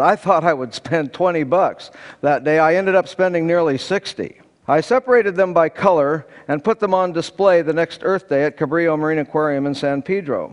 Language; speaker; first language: English; native; English